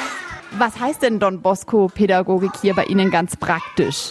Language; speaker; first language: German; native; German